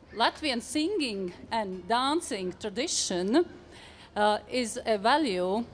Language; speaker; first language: English; non-native, fluent; Latvian